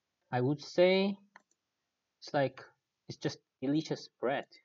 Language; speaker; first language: English; non-native, fluent; Korean